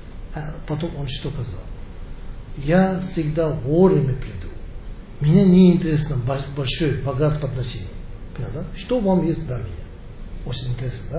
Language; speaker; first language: Russian; non-native, learner; Tibetan